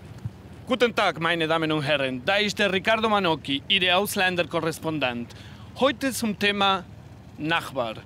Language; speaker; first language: German; non-native, fluent; Italian